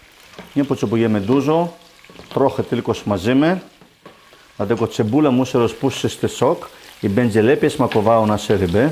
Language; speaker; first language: Polish; non-native, learner; Greek